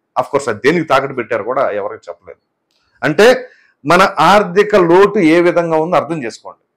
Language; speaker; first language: Telugu; native; Telugu